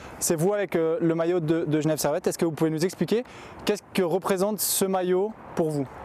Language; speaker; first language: French; native; French